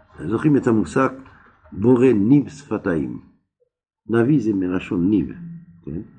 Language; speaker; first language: Hebrew; non-native, fluent; French